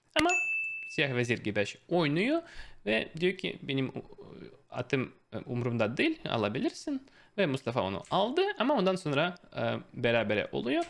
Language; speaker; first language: Turkish; non-native, fluent; Russian